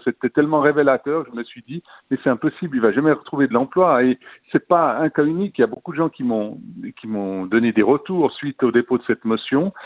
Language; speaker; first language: French; native; French